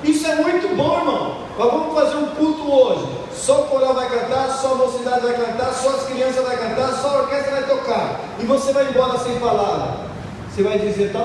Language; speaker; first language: Portuguese; native; Portuguese